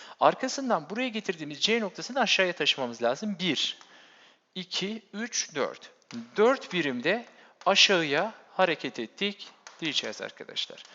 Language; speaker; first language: Turkish; native; Turkish